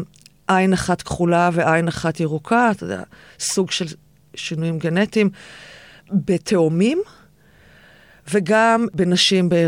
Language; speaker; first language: Hebrew; native; Hebrew